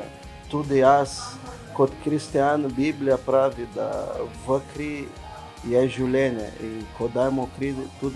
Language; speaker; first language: Slovenian; non-native, fluent; Portuguese